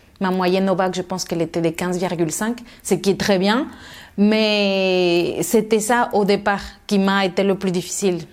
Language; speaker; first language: French; non-native, fluent; Spanish